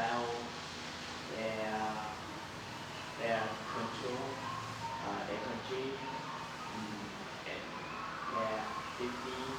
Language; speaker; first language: English; non-native, learner; Vietnamese